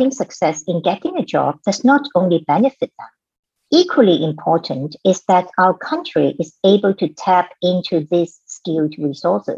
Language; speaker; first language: English; non-native, local second language; Cantonese